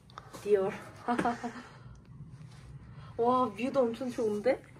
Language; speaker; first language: Korean; non-native, fluent; Turkish